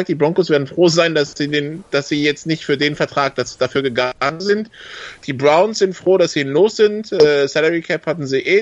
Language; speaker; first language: German; native; German